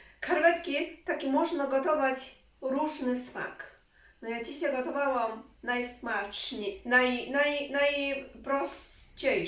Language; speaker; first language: Polish; non-native, learner; Chinese